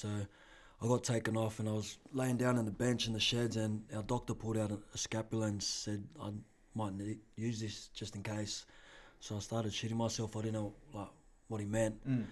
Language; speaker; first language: English; native; English